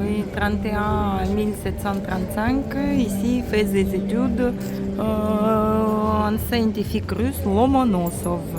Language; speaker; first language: French; non-native, learner; Russian